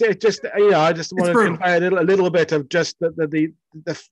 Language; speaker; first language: English; native; English